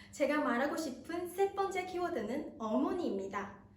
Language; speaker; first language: Korean; non-native, fluent; Chinese